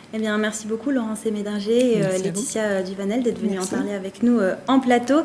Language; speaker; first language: French; native; French